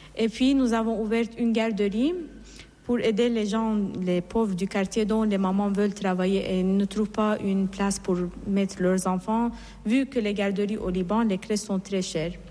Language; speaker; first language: French; non-native, fluent; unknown